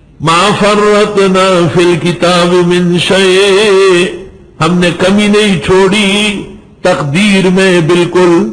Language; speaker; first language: Urdu; non-native, local second language; Pashto